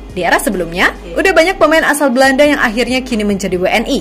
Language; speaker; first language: Indonesian; native; Indonesian